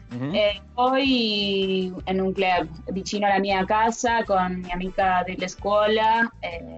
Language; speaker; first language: Italian; non-native, fluent; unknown